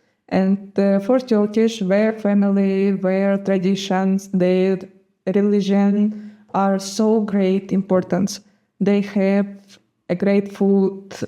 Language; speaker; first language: English; non-native, fluent; Gagauz